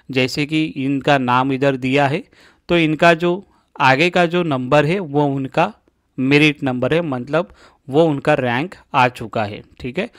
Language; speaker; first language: Hindi; non-native, local second language; Marathi